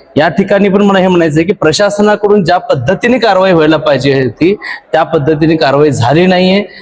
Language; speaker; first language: Marathi; non-native, local second language; Urdu